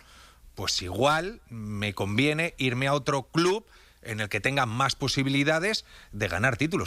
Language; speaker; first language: Spanish; native; Spanish